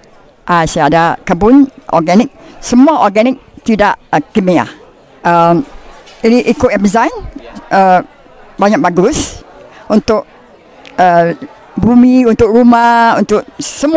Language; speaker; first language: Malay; non-native, learner; English